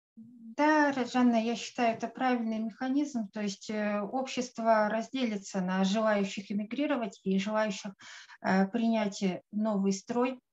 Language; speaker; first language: Russian; native; Russian